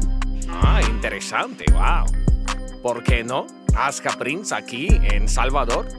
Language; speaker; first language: Spanish; non-native, learner; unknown